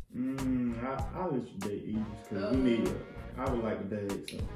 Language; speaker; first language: English; native; English